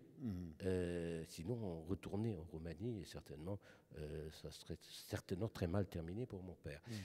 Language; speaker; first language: French; early bilingual, other home language; German